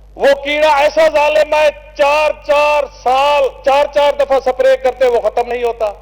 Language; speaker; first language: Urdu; non-native, local second language; Saraiki